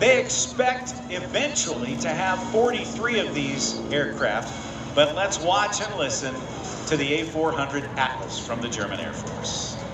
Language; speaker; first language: English; native; English